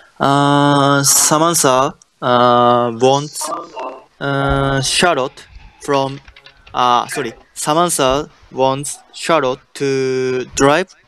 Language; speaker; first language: English; non-native, learner; Japanese